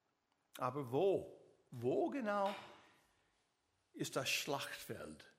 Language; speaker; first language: German; non-native, learner; English